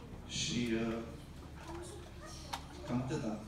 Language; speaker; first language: Romanian; early bilingual, heritage; Romanian